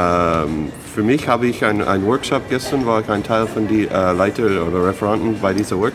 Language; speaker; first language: German; non-native, fluent; English